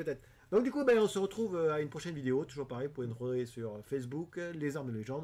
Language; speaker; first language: French; native; French